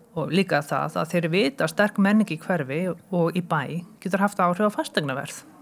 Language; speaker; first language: Icelandic; early bilingual, heritage; Icelandic